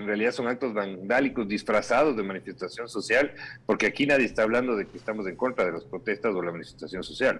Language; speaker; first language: Spanish; native; Spanish